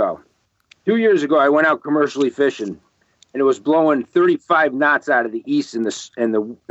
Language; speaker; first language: English; native; English